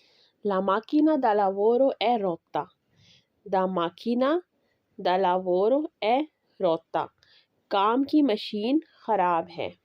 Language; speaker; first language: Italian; non-native, learner; Urdu